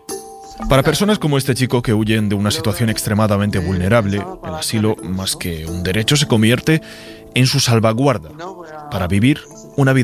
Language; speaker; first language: Spanish; native; Spanish